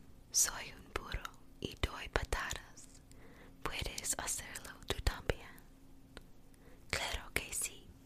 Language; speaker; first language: Spanish; non-native, learner; English